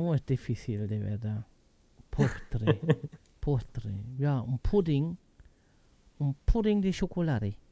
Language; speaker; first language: Spanish; non-native, learner; German